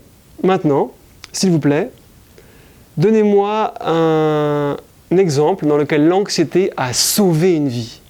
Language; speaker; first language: French; native; French